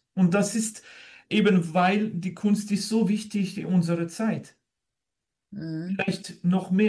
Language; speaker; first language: German; non-native, fluent; French